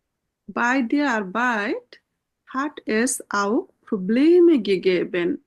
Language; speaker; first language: German; non-native, fluent; Bangla